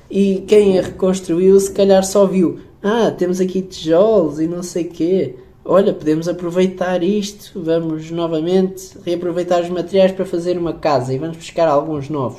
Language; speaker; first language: Portuguese; native; Portuguese